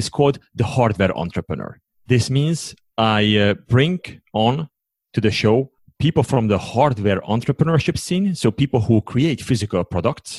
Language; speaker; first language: English; non-native, fluent; Hungarian